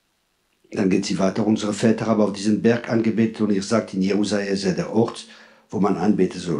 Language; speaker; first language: German; non-native, fluent; French